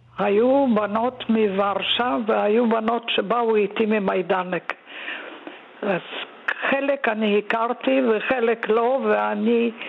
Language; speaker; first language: Hebrew; non-native, fluent; Polish